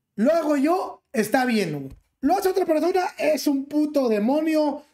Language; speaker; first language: Spanish; native; Spanish